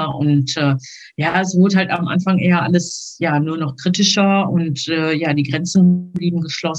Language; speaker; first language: German; native; German